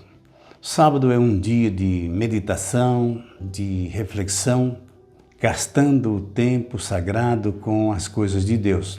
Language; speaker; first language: Portuguese; native; Portuguese